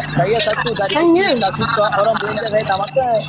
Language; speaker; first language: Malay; non-native, learner; Rohingya